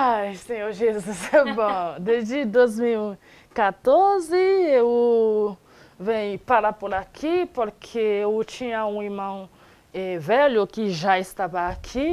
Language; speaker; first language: Portuguese; non-native, learner; Haitian Creole